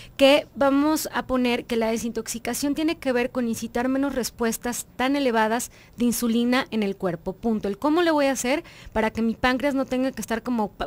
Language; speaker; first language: Spanish; native; Spanish